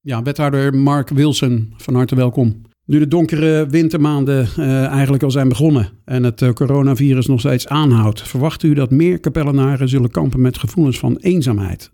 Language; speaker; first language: Dutch; native; Dutch